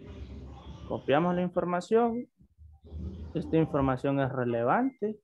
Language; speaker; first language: Spanish; native; Spanish